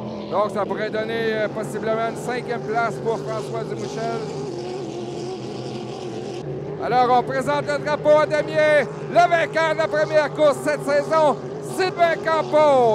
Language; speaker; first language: French; native; French